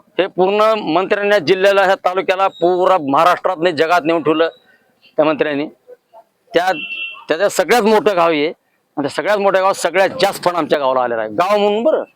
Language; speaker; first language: Marathi; native; Marathi